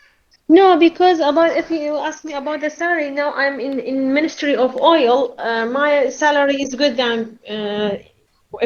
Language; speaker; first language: English; non-native, learner; Arabic